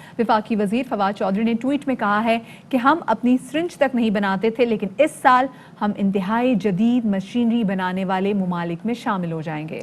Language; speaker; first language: Urdu; native; Urdu